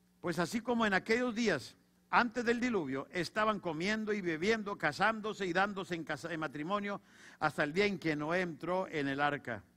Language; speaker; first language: Spanish; native; Spanish